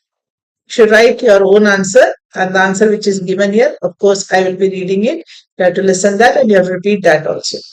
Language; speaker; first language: English; non-native, local second language; Hindi